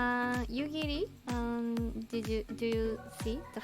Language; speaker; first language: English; non-native, learner; Japanese